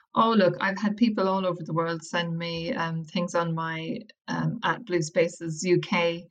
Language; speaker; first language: English; native; English